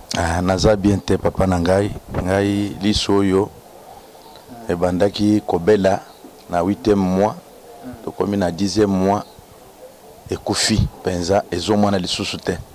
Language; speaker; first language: Lingala; native; Lingala